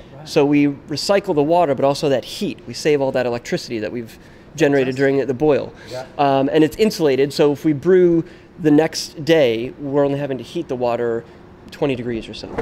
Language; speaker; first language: English; native; English